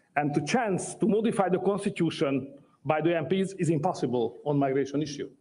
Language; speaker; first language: English; non-native, fluent; Hungarian